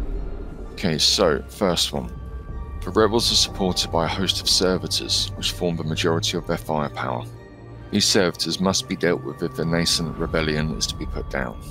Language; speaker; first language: English; native; English